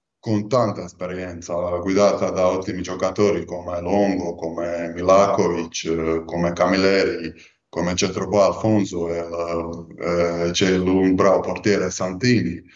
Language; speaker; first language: Italian; non-native, fluent; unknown